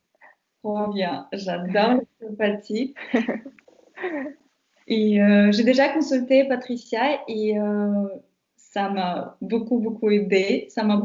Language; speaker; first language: French; non-native, fluent; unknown